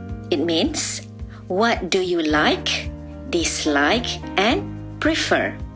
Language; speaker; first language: English; non-native, local second language; Malay